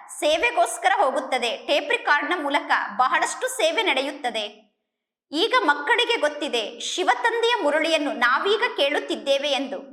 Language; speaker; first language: Kannada; native; Kannada